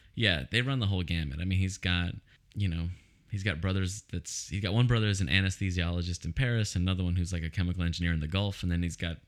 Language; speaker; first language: English; native; English